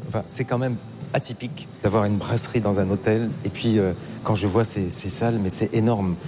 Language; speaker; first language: French; native; French